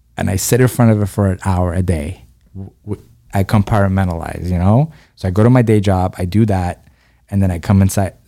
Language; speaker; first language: English; early bilingual, other home language; Persian